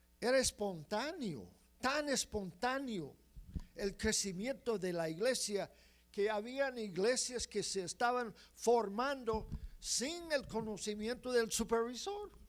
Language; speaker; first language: Spanish; non-native, fluent; English